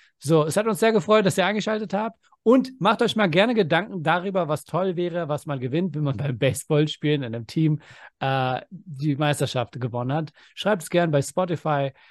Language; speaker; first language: German; early bilingual, other home language; Persian